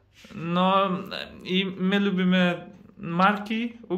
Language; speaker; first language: Polish; non-native, learner; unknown